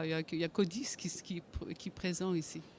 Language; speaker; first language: French; non-native, fluent; Persian